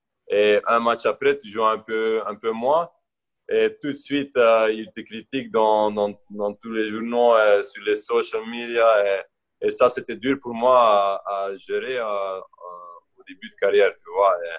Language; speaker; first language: French; non-native, local second language; Dutch